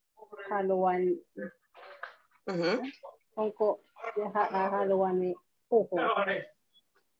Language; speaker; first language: Finnish; non-native, learner; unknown